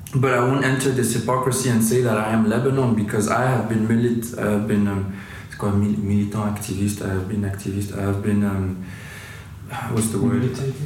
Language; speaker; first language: English; non-native, fluent; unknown